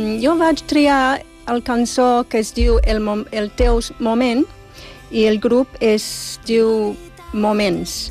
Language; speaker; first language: Catalan; non-native, fluent; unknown